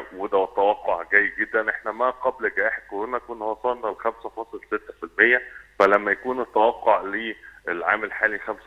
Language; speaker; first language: Arabic; native; Arabic